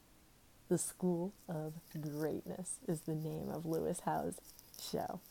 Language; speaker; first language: English; native; English